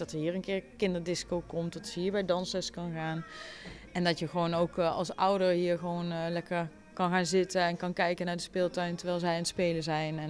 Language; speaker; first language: Dutch; native; Dutch